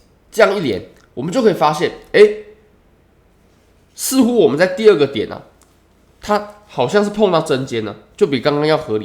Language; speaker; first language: Chinese; native; Chinese